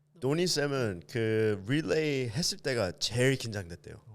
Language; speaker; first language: Korean; early bilingual, heritage; English